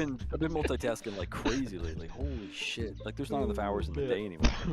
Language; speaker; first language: English; native; English